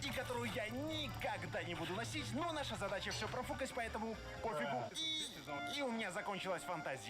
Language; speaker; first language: Russian; native; Russian